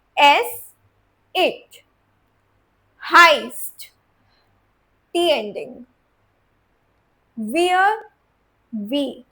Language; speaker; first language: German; non-native, fluent; Hindi